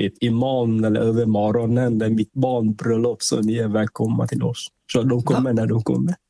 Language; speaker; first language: Swedish; non-native, fluent; Vietnamese